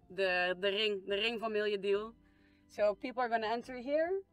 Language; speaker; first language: English; non-native, fluent; Dutch